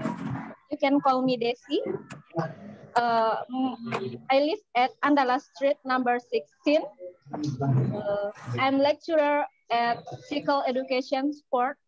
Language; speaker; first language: English; non-native, learner; Indonesian